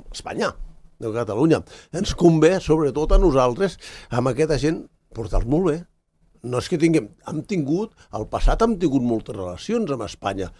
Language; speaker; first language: Catalan; native; Catalan